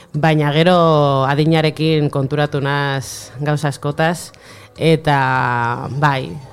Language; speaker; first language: Basque; non-native, local second language; Spanish